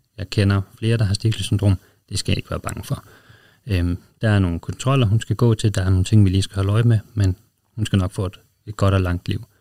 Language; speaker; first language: Danish; native; Danish